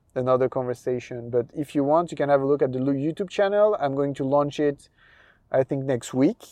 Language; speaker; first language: English; non-native, fluent; French